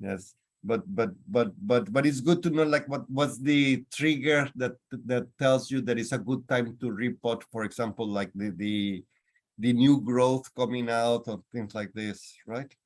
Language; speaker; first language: English; non-native, fluent; Spanish